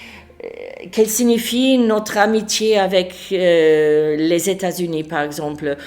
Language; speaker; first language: French; non-native, fluent; English